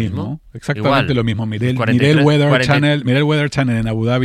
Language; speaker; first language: Spanish; native; Spanish